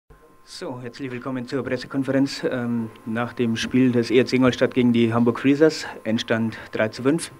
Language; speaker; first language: German; native; German